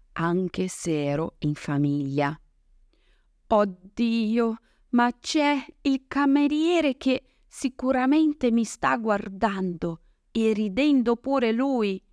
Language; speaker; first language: Italian; non-native, fluent; Portuguese